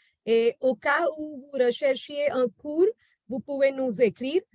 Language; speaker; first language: French; non-native, fluent; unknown